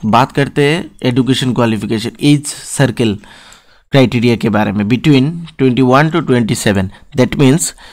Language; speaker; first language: Hindi; non-native, local second language; Bangla